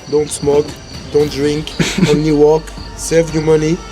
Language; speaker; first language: English; non-native, learner; French